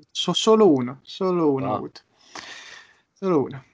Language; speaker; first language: Italian; native; Italian